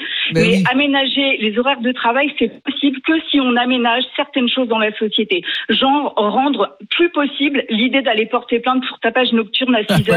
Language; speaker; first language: French; native; French